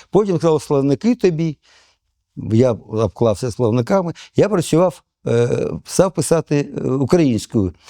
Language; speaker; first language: Ukrainian; non-native, local second language; Russian